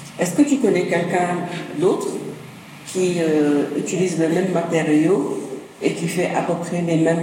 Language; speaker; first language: French; non-native, local second language; Wolof